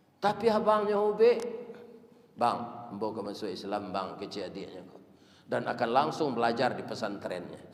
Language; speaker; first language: Malay; non-native, local second language; Minangkabau